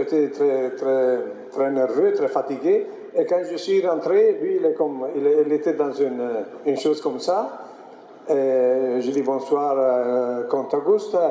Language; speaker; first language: French; non-native, fluent; Italian